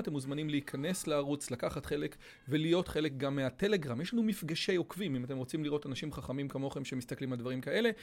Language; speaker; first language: Hebrew; native; Hebrew